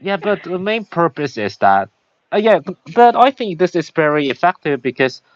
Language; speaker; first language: English; non-native, learner; Korean